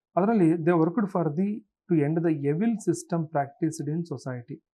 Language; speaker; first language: English; non-native, local second language; Kannada